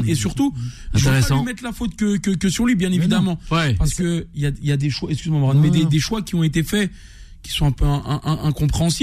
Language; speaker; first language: French; native; French